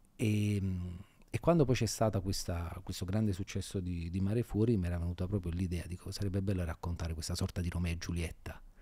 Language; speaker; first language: Italian; native; Italian